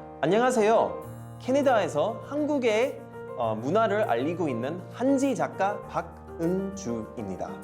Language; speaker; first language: Korean; early bilingual, heritage; Korean